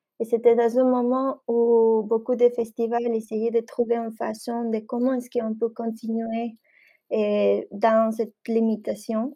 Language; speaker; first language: French; non-native, fluent; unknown